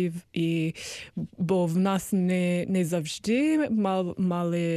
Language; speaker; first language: Ukrainian; non-native, learner; English